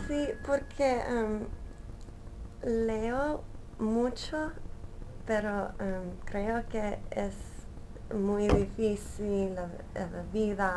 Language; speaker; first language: Spanish; early bilingual, heritage; Spanish